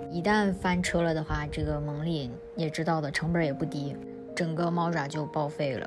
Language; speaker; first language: Chinese; native; Chinese